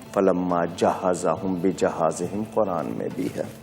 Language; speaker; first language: Urdu; native; Urdu